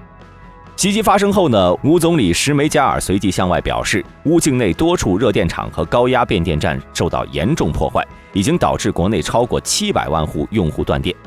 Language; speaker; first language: Chinese; native; Chinese